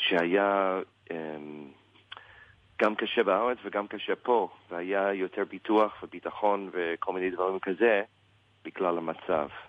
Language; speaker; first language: Hebrew; non-native, learner; English